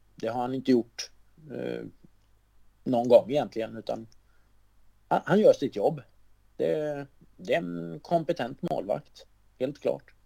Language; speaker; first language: Swedish; native; Swedish